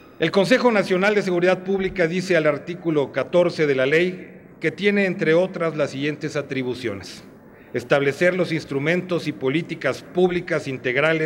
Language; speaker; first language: Spanish; native; Spanish